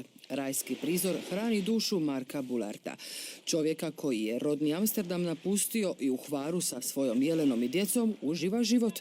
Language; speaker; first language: Croatian; native; Croatian